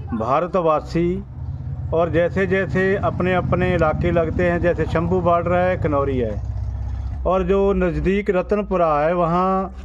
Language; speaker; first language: Hindi; non-native, local second language; Punjabi